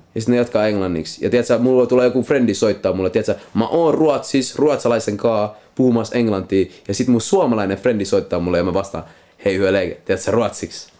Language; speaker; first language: Finnish; non-native, local second language; Swedish